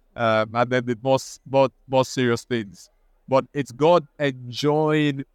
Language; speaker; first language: English; non-native, local second language; Igbo